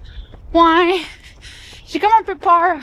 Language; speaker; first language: French; native; French